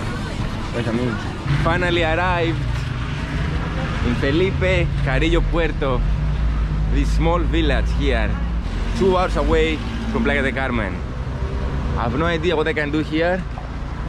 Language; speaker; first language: English; non-native, fluent; Greek